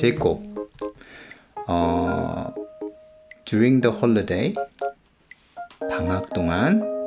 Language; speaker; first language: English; non-native, fluent; Korean